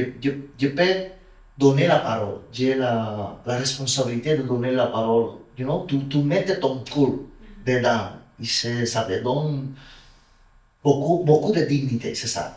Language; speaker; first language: French; non-native, learner; Spanish